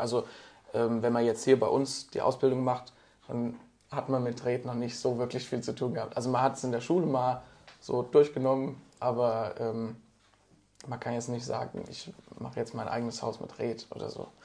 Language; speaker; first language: German; native; German